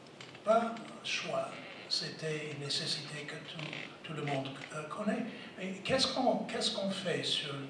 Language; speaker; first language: French; non-native, fluent; English